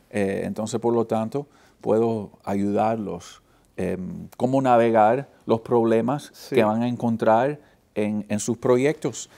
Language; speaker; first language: Spanish; early bilingual, heritage; Spanish